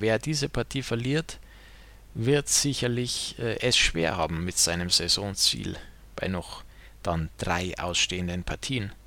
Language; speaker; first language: German; native; German